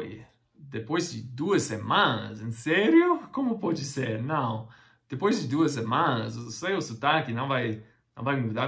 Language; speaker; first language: Portuguese; non-native, fluent; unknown